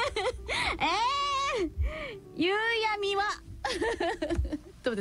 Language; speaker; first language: Japanese; native; Japanese